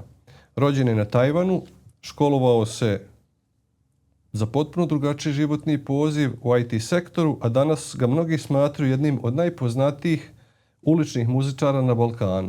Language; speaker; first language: Bosnian; native; Bosnian